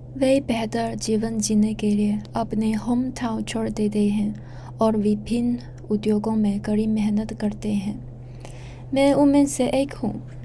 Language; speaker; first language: Hindi; non-native, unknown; Chinese